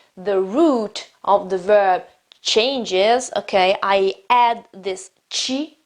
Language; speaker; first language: English; non-native, fluent; Italian